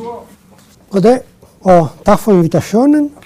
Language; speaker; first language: Danish; non-native, fluent; Italian